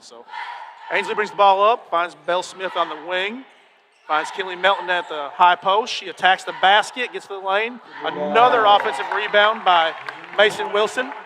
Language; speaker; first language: English; native; English